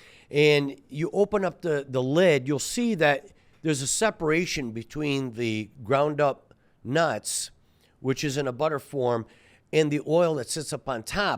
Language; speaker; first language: English; native; English